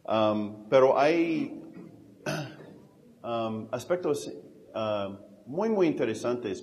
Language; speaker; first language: Spanish; non-native, fluent; English